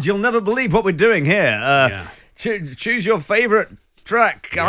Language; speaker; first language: English; native; English